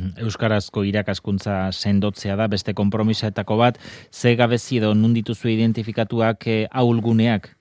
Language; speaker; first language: Basque; native; Basque